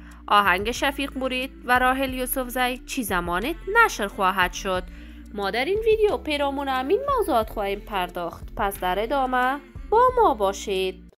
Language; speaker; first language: Persian; native; Persian